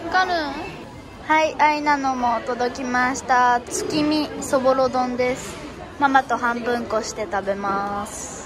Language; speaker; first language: Japanese; native; Japanese